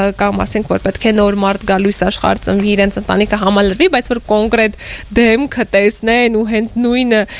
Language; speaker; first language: Armenian; native; Armenian